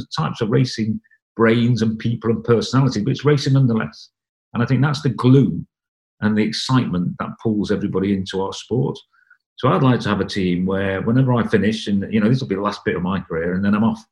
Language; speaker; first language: English; native; English